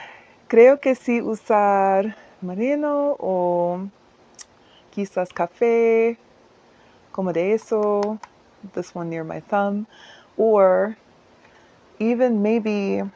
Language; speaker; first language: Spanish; non-native, learner; English